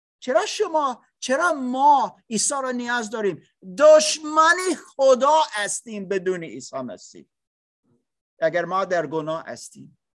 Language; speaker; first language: Persian; non-native, learner; English